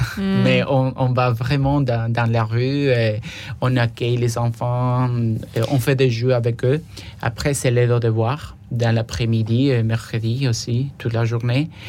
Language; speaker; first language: French; non-native, fluent; Spanish